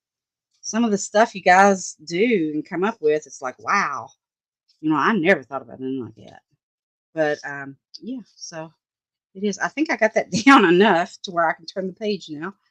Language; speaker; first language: English; native; English